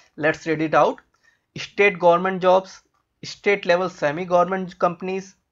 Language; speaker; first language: Hindi; native; Hindi